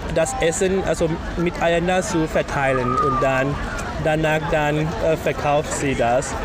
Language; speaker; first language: German; non-native, learner; Thai